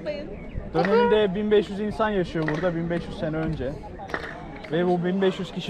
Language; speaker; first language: Turkish; native; Turkish